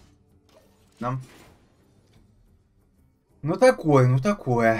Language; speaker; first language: Russian; native; Russian